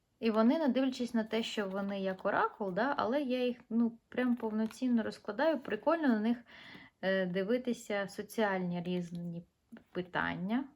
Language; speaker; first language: Ukrainian; non-native, local second language; Russian